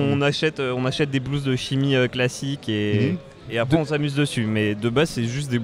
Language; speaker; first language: French; native; French